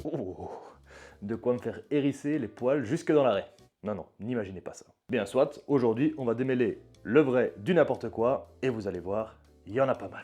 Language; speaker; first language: French; native; French